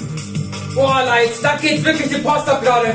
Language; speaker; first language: German; native; German